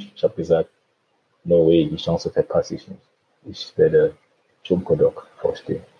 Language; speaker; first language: German; non-native, fluent; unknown